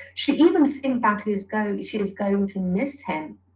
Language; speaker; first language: English; non-native, fluent; Persian